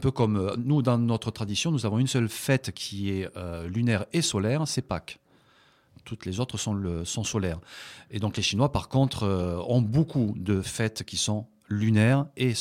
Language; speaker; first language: French; native; French